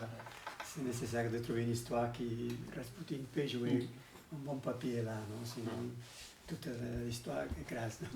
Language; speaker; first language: French; non-native, learner; Spanish